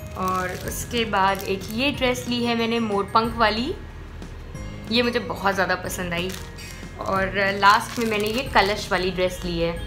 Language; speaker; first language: Hindi; native; Hindi